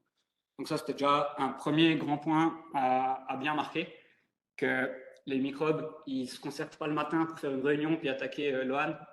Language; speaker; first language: French; native; French